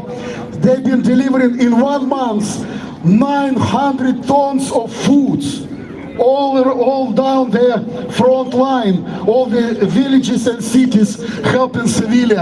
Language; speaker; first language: English; non-native, fluent; Ukrainian